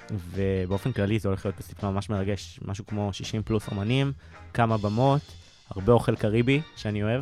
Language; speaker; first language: Hebrew; native; Hebrew